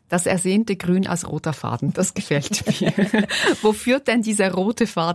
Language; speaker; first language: German; native; German